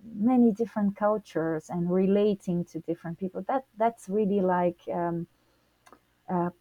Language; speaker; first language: English; non-native, fluent; Portuguese